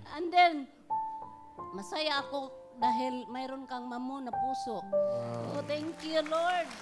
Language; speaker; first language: Filipino; non-native, local second language; Cebuano